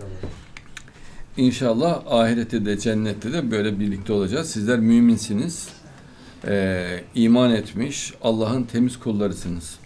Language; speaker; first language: Turkish; native; Turkish